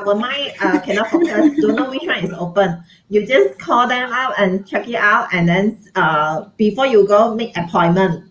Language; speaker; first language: English; non-native, local second language; Chinese